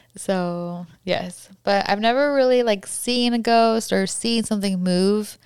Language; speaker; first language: English; native; English